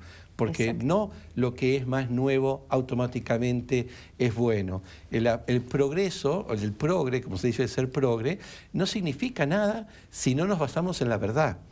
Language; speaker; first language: Spanish; native; Spanish